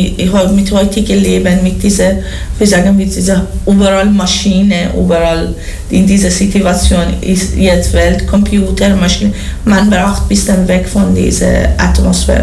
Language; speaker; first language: German; non-native, learner; Persian